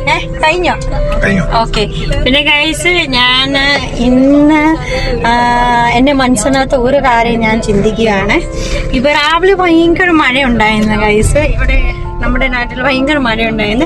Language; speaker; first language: Malayalam; non-native, local second language; Hindi